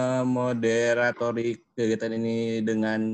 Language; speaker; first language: Indonesian; native; Indonesian